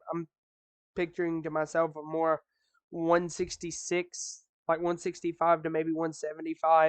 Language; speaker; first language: English; native; English